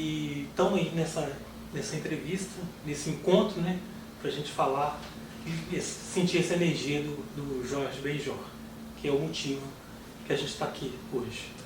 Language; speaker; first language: Portuguese; native; Portuguese